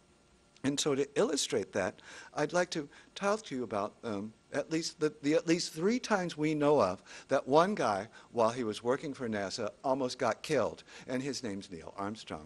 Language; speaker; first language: English; native; English